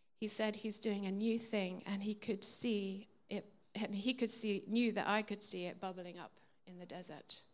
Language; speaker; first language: English; native; English